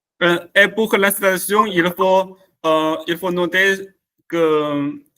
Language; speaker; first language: French; non-native, learner; Chinese